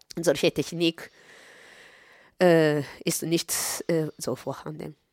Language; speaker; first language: German; non-native, fluent; Japanese